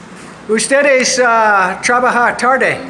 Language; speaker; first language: Spanish; non-native, learner; English